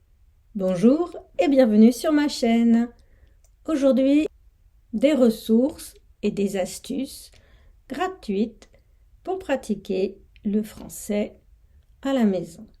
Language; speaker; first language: French; non-native, fluent; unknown